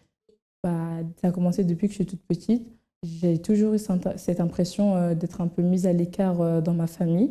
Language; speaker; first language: French; native; French